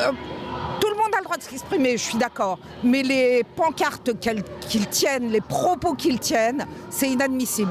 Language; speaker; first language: French; native; French